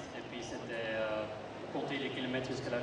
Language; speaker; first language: French; non-native, fluent; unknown